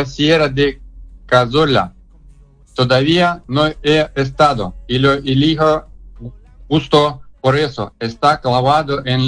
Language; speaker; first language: Spanish; non-native, fluent; Russian